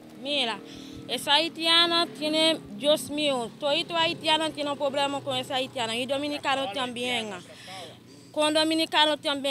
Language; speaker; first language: Spanish; non-native, learner; Haitian Creole